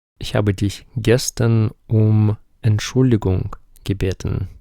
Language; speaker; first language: German; non-native, fluent; Ukrainian